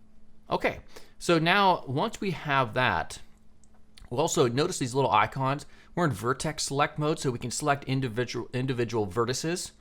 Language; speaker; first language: English; native; English